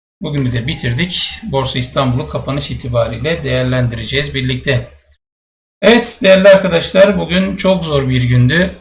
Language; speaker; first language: Turkish; native; Turkish